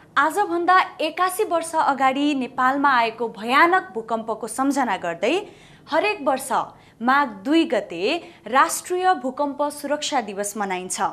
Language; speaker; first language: Nepali; native; Nepali